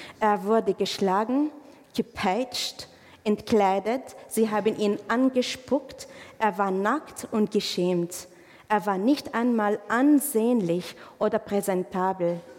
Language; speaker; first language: German; non-native, fluent; Arabic